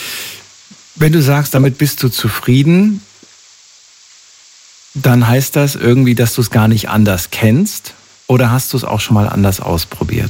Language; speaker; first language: German; native; German